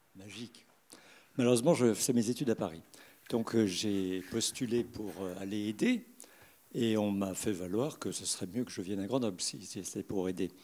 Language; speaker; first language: French; native; French